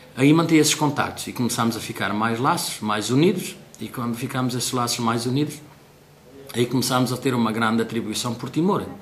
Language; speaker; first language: Portuguese; native; Portuguese